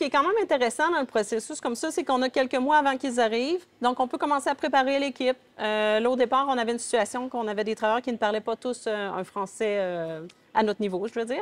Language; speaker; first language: French; native; French